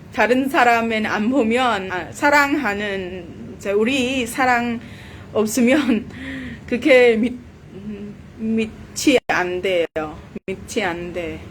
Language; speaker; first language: Korean; non-native, learner; Vietnamese